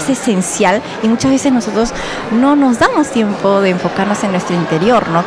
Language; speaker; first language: Spanish; early bilingual, heritage; Spanish